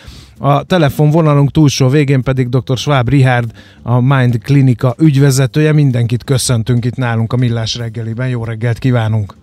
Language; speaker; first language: Hungarian; native; Hungarian